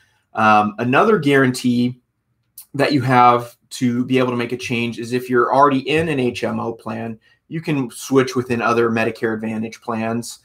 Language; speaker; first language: English; native; English